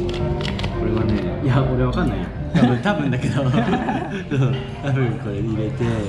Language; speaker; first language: Japanese; non-native, fluent; Thai